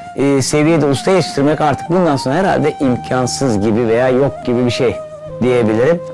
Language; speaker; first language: Turkish; native; Turkish